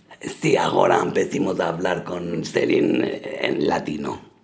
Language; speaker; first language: Spanish; early bilingual, heritage; Spanish